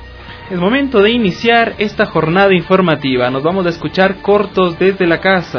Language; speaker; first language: Spanish; native; Spanish